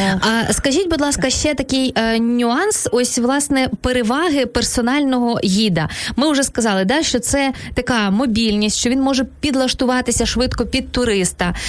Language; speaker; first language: Ukrainian; native; Ukrainian